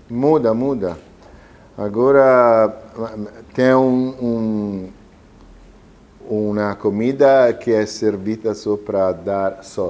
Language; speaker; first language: Portuguese; non-native, fluent; Italian